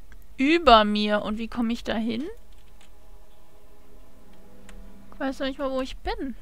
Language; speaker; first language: German; native; German